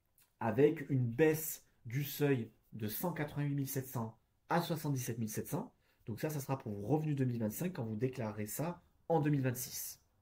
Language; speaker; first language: French; native; French